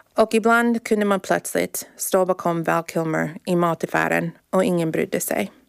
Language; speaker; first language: Swedish; non-native, fluent; English